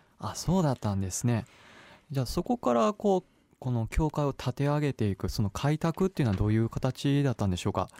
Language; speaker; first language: Japanese; native; Japanese